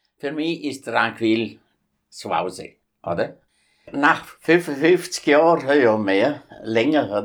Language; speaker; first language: German; non-native, fluent; Italian